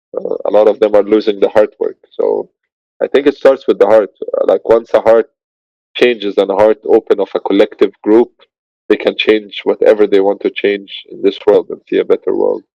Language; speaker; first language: English; non-native, fluent; Arabic